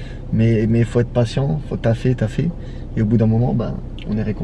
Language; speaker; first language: French; native; French